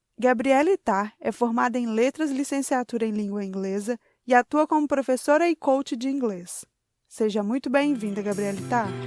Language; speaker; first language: Portuguese; native; Portuguese